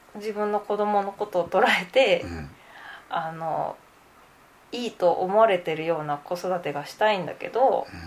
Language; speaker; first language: Japanese; native; Japanese